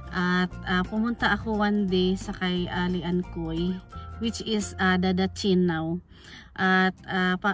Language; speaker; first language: Filipino; non-native, local second language; Cebuano